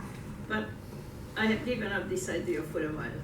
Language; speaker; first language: English; non-native, fluent; Hungarian